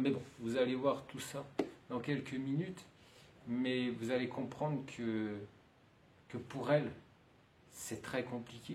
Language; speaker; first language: French; native; French